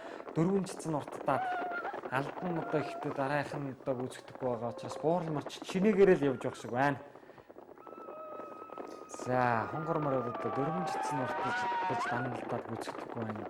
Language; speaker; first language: Mongolian; native; Mongolian